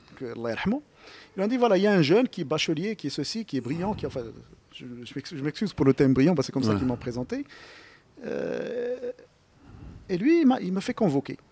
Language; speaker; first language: French; non-native, local second language; Arabic